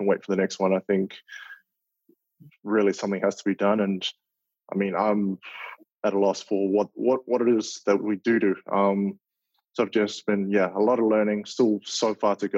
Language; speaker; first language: English; native; English